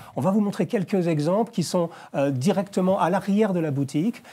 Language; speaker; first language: French; native; French